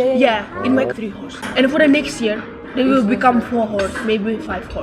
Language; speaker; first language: English; non-native, learner; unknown